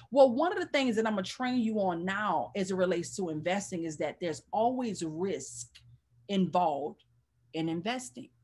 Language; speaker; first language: English; native; English